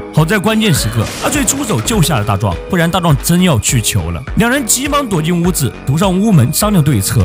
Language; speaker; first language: Chinese; native; Chinese